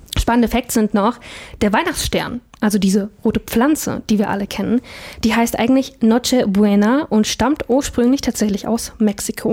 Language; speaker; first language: German; early bilingual, other home language; Russian